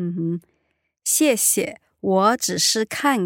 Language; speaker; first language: Chinese; native; Chinese